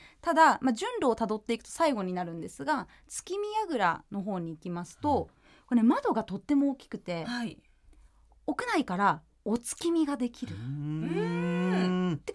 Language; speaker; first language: Japanese; native; Japanese